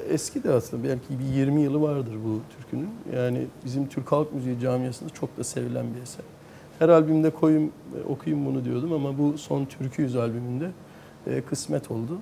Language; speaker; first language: Turkish; early bilingual, heritage; Turkish